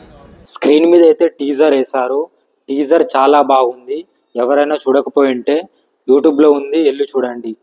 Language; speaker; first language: Telugu; native; Telugu